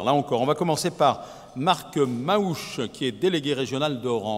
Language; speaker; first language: French; native; French